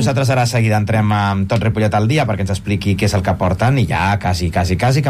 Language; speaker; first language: Catalan; native; Catalan